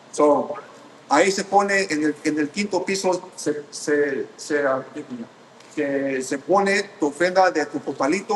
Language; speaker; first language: Spanish; early bilingual, heritage; Spanish